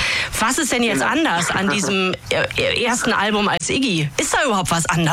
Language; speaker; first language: German; native; German